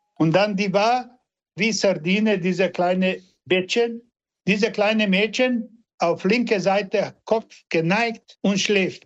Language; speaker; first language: German; non-native, learner; Serbian